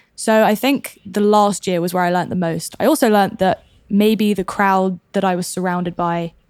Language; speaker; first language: English; native; English